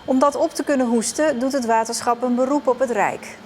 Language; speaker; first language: Dutch; native; Dutch